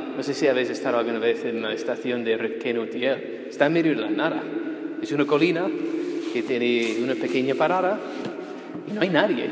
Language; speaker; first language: Spanish; non-native, fluent; English